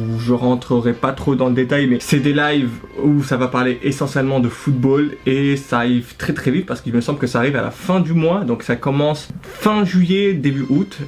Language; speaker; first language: French; early bilingual, other home language; Arabic